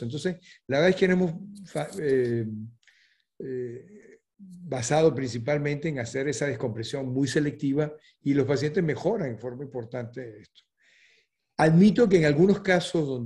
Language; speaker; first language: Spanish; native; Spanish